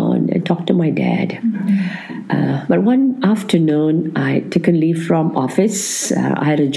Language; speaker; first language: English; non-native, local second language; Tamil